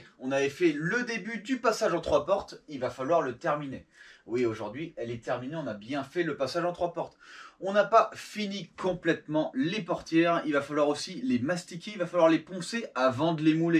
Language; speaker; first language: French; native; French